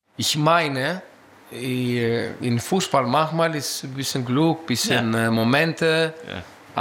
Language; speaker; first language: German; non-native, learner; Greek